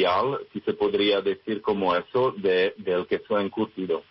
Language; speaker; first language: Spanish; non-native, fluent; Czech